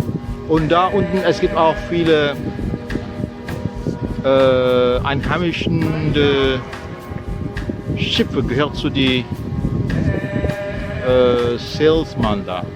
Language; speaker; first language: German; non-native, learner; Indonesian